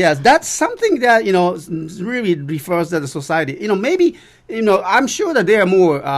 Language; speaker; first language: English; non-native, learner; Japanese